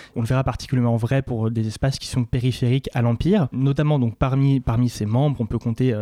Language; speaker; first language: French; native; French